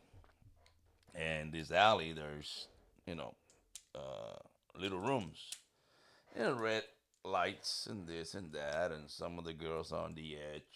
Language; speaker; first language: English; non-native, fluent; Spanish